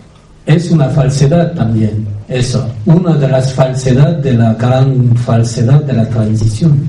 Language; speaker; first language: Spanish; non-native, fluent; French